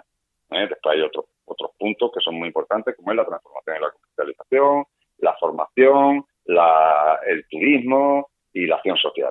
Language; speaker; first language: Spanish; native; Spanish